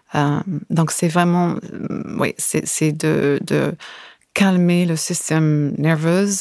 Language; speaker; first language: French; non-native, fluent; English